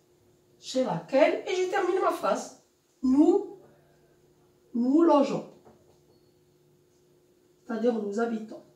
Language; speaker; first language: French; non-native, local second language; Arabic